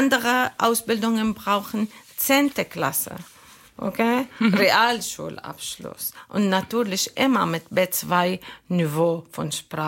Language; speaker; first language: German; non-native, local second language; Arabic